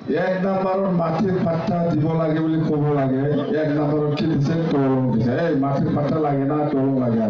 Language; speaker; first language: Assamese; non-native, local second language; Bangla